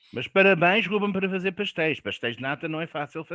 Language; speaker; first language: Portuguese; non-native, fluent; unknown